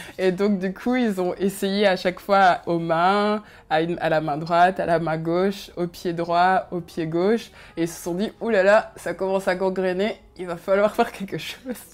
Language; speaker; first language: French; early bilingual, other home language; Kinyarwanda